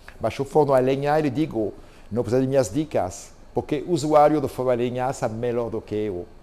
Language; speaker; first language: Portuguese; non-native, fluent; French